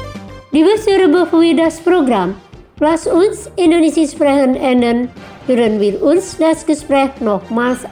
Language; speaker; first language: German; non-native, fluent; Indonesian